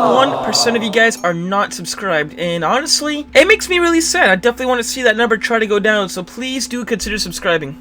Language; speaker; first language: English; native; English